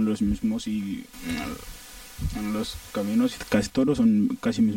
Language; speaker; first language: Spanish; non-native, learner; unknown